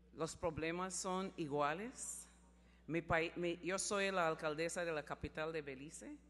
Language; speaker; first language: Spanish; non-native, learner; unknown